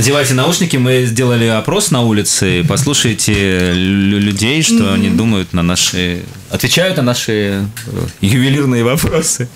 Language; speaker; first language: Russian; native; Russian